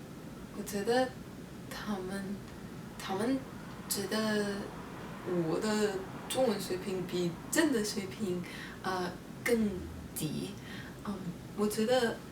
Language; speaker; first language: Chinese; non-native, learner; English